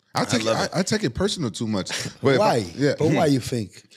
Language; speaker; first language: English; native; English